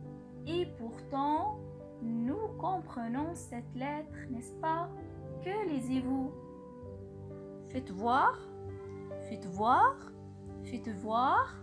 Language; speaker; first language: French; non-native, local second language; Arabic